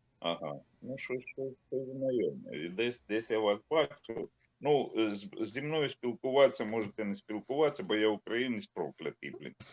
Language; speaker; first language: Ukrainian; non-native, local second language; Russian